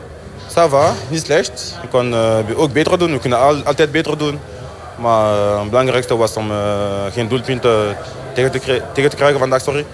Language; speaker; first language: Dutch; non-native, local second language; French